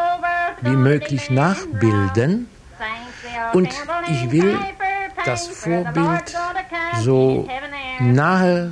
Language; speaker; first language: German; native; German